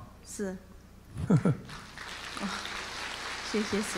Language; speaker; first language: Chinese; non-native, local second language; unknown